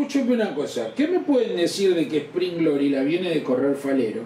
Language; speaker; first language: Spanish; native; Spanish